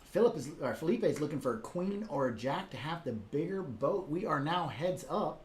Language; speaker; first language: English; native; English